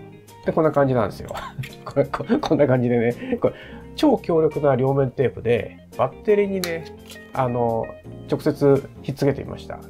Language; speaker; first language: Japanese; native; Japanese